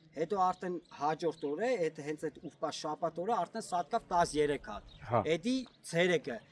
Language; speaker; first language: Armenian; native; Armenian